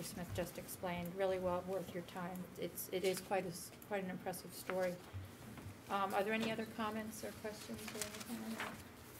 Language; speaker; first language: English; native; English